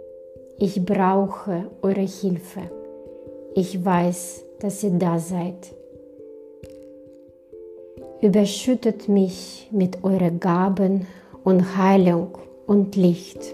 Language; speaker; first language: German; non-native, fluent; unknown